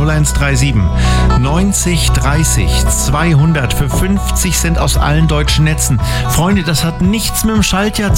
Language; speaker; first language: German; native; German